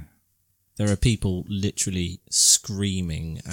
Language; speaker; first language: English; native; English